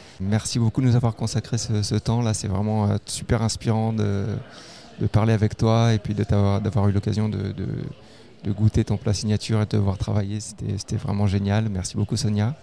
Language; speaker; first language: French; native; French